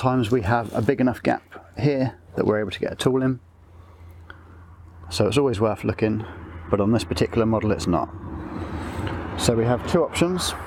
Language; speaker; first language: English; native; English